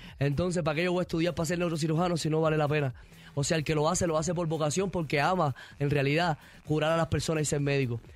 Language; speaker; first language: Spanish; native; Spanish